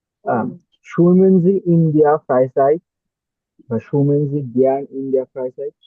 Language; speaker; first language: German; non-native, learner; Bangla